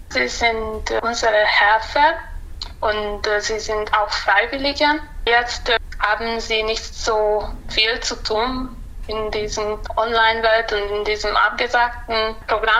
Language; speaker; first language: German; non-native, local second language; Hungarian